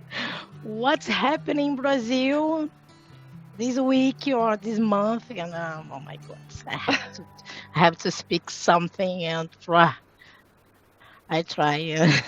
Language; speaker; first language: English; non-native, learner; Portuguese